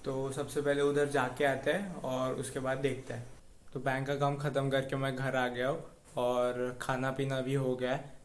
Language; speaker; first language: Hindi; non-native, local second language; Marathi